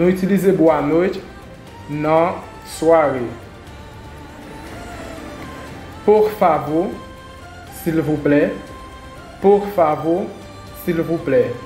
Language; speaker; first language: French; non-native, learner; Haitian Creole